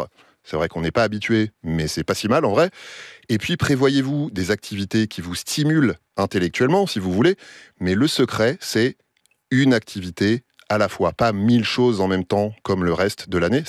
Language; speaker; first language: French; native; French